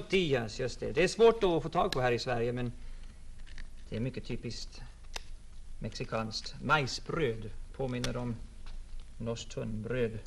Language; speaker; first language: Swedish; non-native, fluent; English